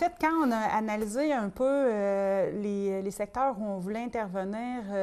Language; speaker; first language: French; native; French